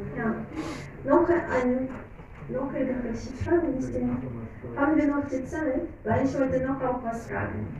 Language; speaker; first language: German; non-native, fluent; Russian